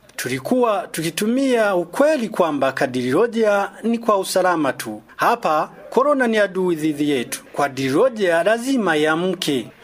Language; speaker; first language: Swahili; non-native, local second language; Rundi